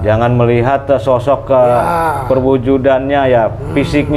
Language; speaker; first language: Indonesian; native; Indonesian